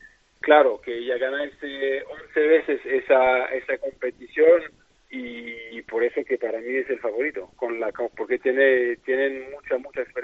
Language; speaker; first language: Spanish; non-native, fluent; French